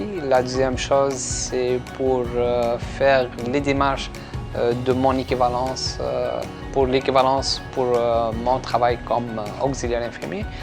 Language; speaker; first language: French; non-native, local second language; Arabic